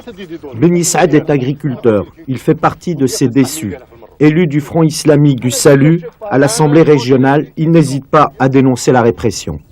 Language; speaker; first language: French; native; French